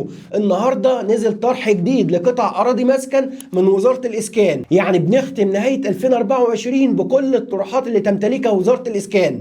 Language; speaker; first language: Arabic; native; Arabic